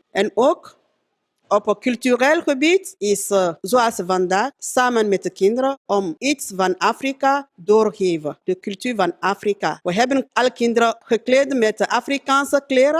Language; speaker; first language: Dutch; non-native, fluent; French